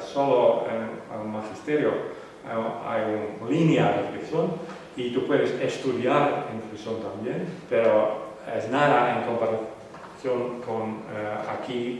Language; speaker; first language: Spanish; non-native, fluent; Western Frisian